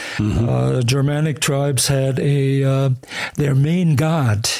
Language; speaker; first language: English; early bilingual, other home language; German